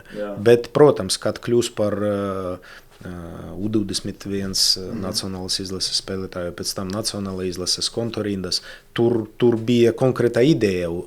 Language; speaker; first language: Latvian; non-native, local second language; Russian